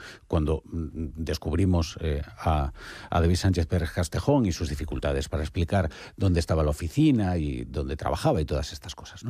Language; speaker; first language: Spanish; native; Spanish